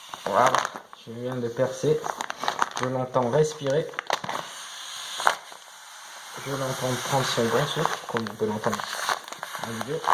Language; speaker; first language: French; native; French